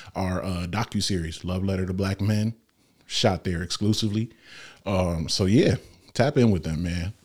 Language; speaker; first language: English; native; English